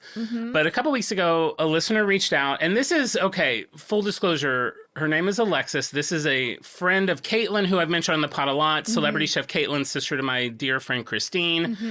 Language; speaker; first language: English; native; English